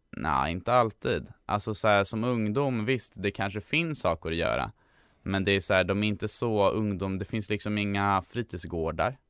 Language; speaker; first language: Swedish; native; Swedish